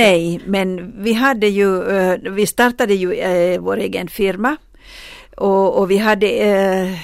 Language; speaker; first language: Swedish; non-native, local second language; Finnish